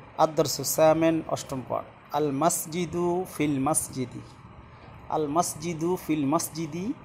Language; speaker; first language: Arabic; non-native, fluent; Bangla